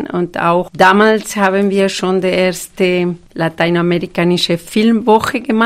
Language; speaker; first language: German; non-native, fluent; Spanish